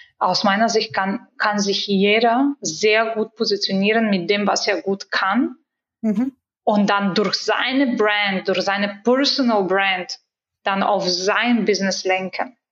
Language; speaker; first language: German; non-native, fluent; Bulgarian